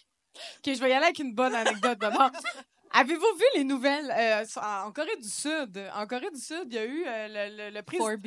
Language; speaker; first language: French; native; French